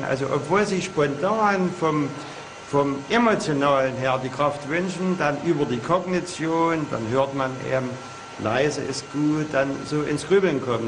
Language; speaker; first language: German; native; German